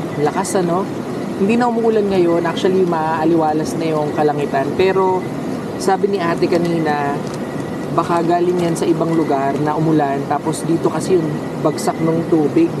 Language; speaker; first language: Filipino; non-native, local second language; Pangasinan